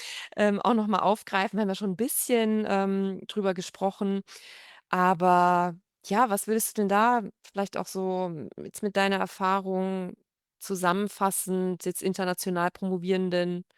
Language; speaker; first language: German; native; German